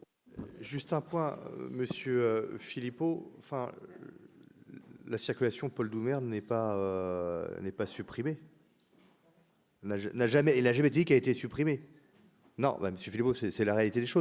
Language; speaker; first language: French; native; French